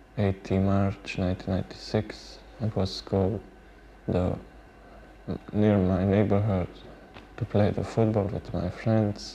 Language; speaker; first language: English; non-native, learner; Bosnian